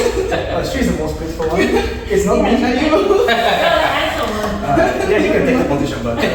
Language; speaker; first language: English; non-native, fluent; Japanese